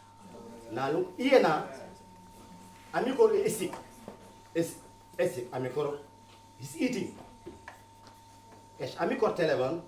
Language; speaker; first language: Hungarian; non-native, fluent; Wolof